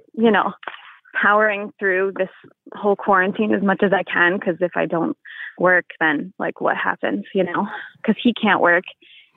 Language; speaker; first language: English; native; English